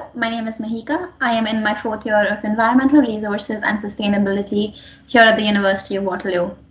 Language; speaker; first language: English; non-native, local second language; Hindi